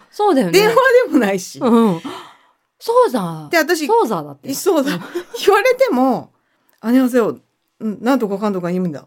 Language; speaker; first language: Japanese; native; Japanese